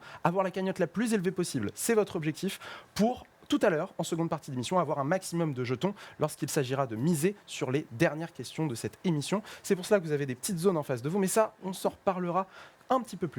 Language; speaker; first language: French; native; French